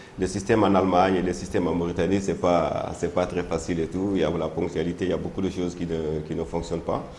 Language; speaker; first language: French; non-native, local second language; Soninke